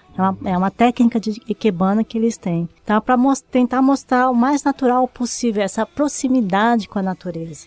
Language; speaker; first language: Portuguese; early bilingual, other home language; Japanese